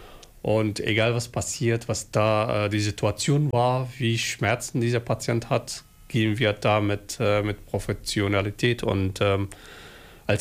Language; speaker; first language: German; non-native, fluent; Somali